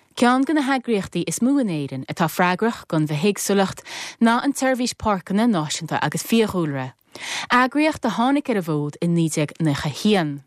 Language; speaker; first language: Irish; native; Irish